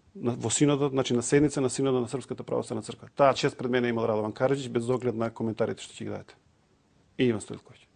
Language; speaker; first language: Macedonian; non-native, local second language; Serbian